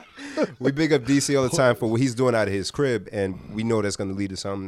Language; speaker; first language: English; native; English